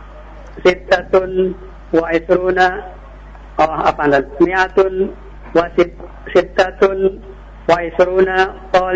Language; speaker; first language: Arabic; non-native, learner; Indonesian